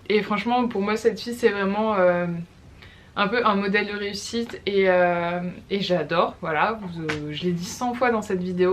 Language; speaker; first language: French; native; French